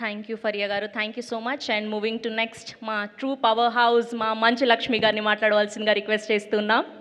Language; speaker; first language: Telugu; native; Telugu